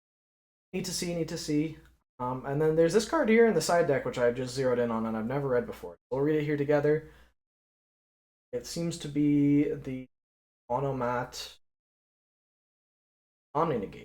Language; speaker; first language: English; native; English